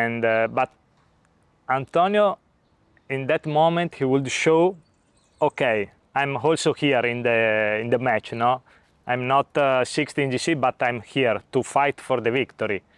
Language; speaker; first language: English; non-native, learner; Italian